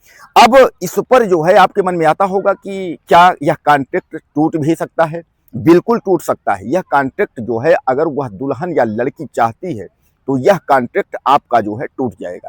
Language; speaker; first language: Hindi; native; Hindi